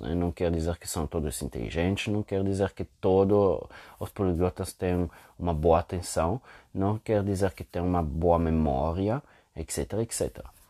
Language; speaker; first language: Portuguese; non-native, fluent; Italian